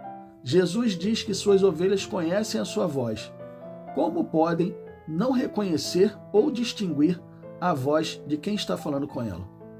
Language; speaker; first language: Portuguese; native; Portuguese